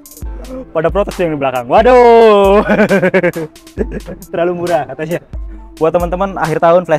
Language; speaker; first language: Indonesian; native; Indonesian